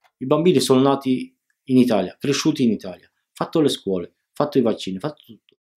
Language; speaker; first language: Italian; early bilingual, other home language; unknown